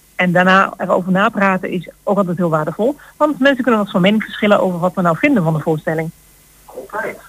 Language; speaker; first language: Dutch; native; Dutch